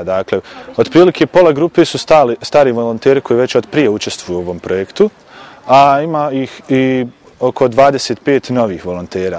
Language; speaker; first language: Croatian; native; Croatian